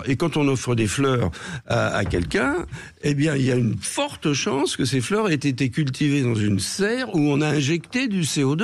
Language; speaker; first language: French; native; French